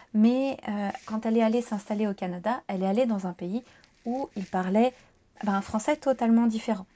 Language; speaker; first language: French; native; French